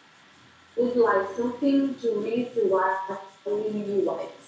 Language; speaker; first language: English; non-native, learner; Portuguese